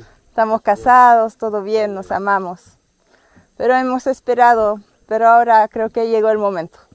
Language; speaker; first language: Spanish; non-native, fluent; French